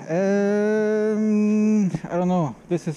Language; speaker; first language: English; non-native, fluent; German